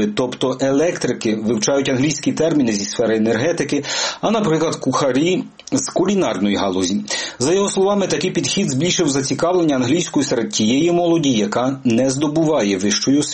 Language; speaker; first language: Ukrainian; native; Ukrainian